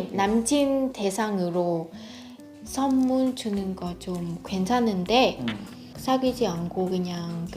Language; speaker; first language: Korean; non-native, fluent; Vietnamese